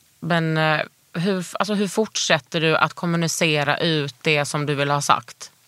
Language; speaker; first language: Swedish; native; Swedish